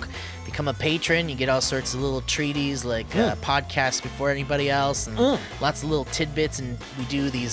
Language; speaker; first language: English; native; English